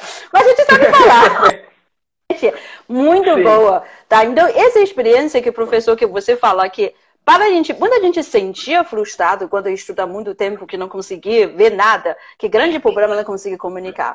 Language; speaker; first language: Portuguese; non-native, fluent; Chinese